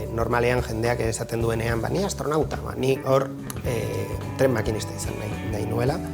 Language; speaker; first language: Basque; non-native, local second language; Spanish